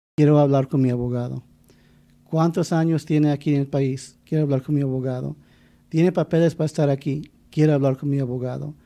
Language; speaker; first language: Spanish; non-native, fluent; English